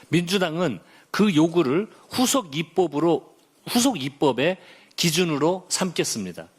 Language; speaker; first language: Korean; native; Korean